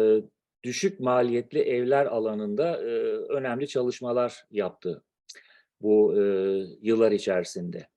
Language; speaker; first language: Turkish; native; Turkish